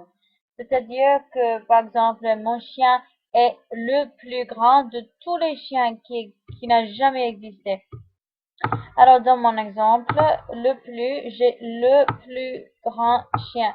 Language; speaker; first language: French; non-native, fluent; English